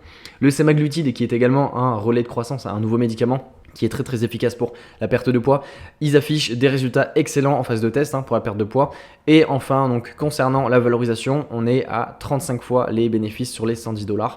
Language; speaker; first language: French; native; French